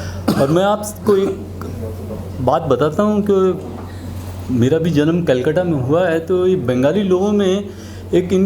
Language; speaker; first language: Hindi; native; Hindi